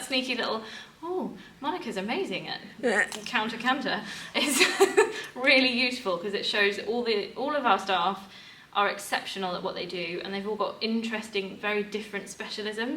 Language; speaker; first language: English; native; English